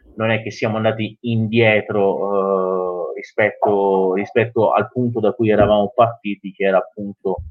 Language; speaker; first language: Italian; non-native, fluent; Persian